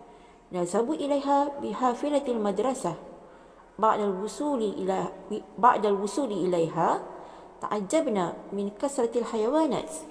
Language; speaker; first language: Arabic; non-native, fluent; Malay